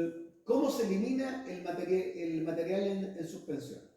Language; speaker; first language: Spanish; native; Spanish